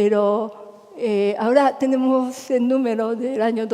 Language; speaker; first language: Spanish; non-native, fluent; Japanese